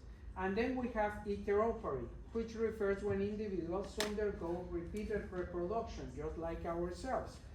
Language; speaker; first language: English; non-native, fluent; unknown